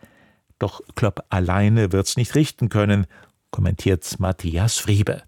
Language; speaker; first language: German; native; German